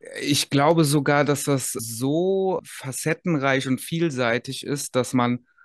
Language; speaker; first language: German; native; German